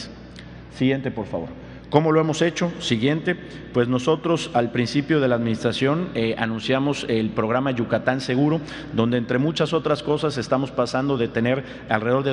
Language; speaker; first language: Spanish; native; Spanish